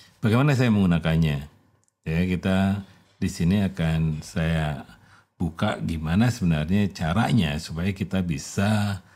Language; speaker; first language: Indonesian; native; Indonesian